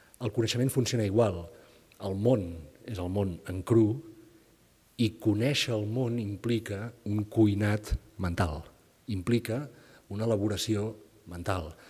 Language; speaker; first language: Catalan; native; Catalan